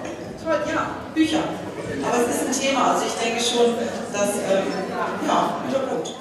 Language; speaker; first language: German; native; German